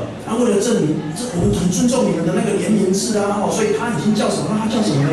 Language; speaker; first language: Chinese; native; Chinese